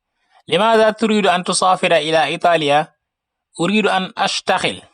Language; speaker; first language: Arabic; non-native, fluent; Wolof